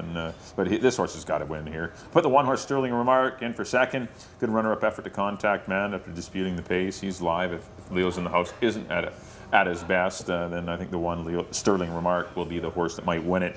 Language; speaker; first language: English; native; English